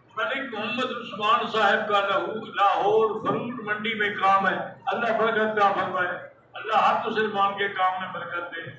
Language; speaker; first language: Urdu; native; Urdu